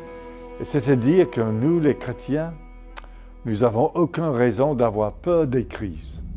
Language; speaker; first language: French; non-native, fluent; English